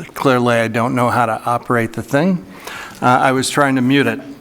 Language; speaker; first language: English; native; English